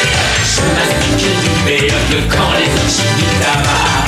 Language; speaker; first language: French; native; French